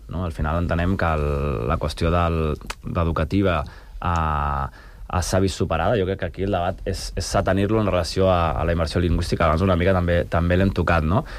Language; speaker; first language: Catalan; early bilingual, other home language; Spanish